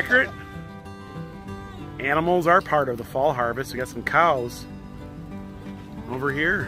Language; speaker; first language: English; native; English